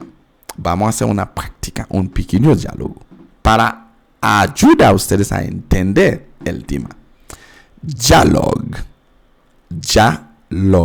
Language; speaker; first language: Spanish; non-native, fluent; French